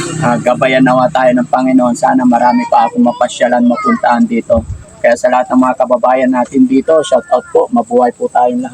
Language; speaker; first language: Filipino; non-native, local second language; Pangasinan